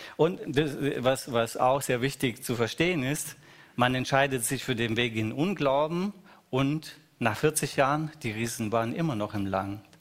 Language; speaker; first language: German; non-native, fluent; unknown